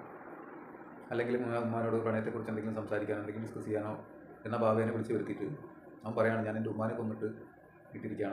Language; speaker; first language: Malayalam; native; Malayalam